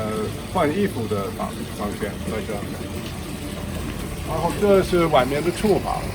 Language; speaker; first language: Chinese; early bilingual, heritage; Chinese